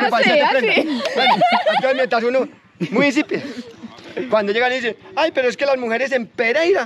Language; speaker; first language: Spanish; native; Spanish